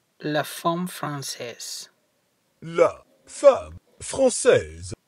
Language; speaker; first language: French; non-native, learner; English